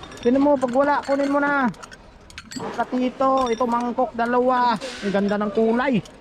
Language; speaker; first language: Filipino; non-native, local second language; Cebuano